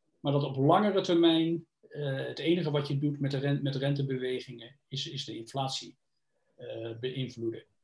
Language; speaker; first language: Dutch; native; Dutch